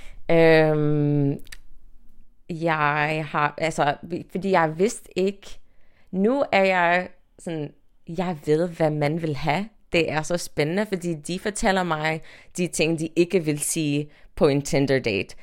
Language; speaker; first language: Danish; non-native, fluent; English